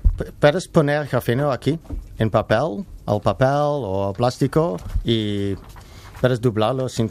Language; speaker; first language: Spanish; non-native, learner; Dutch